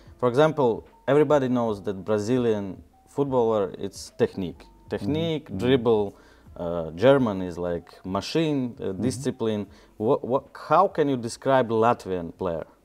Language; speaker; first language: English; non-native, learner; Latvian